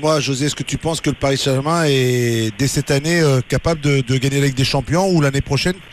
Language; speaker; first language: French; native; French